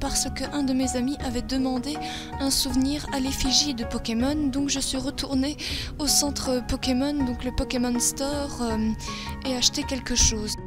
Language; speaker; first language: French; native; French